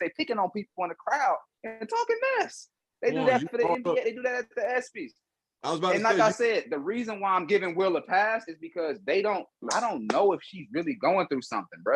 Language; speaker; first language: English; native; English